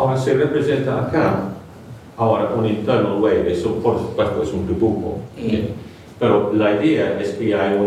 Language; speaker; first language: Spanish; non-native, fluent; English